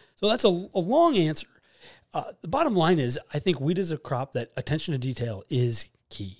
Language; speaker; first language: English; native; English